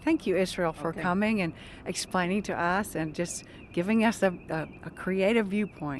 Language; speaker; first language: English; native; English